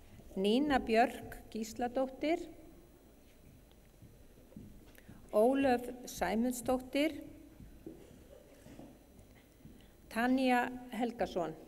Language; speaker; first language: Icelandic; native; Icelandic